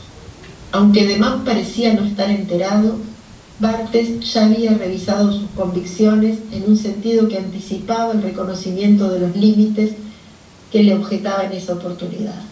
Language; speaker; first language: Spanish; native; Spanish